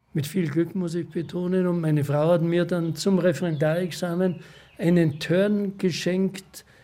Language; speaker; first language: German; native; German